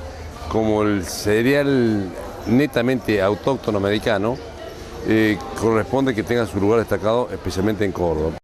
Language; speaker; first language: Spanish; native; Spanish